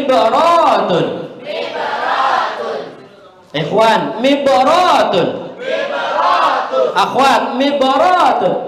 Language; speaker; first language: Arabic; non-native, fluent; Indonesian